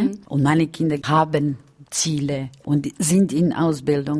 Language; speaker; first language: German; non-native, fluent; Romany